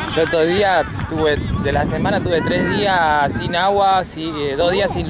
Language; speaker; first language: Spanish; native; Spanish